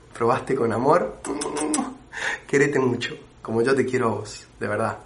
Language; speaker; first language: Spanish; native; Spanish